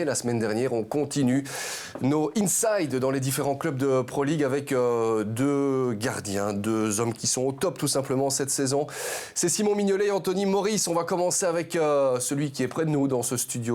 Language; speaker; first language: French; native; French